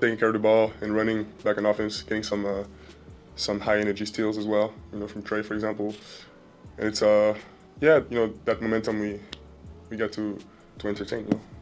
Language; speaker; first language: English; non-native, fluent; French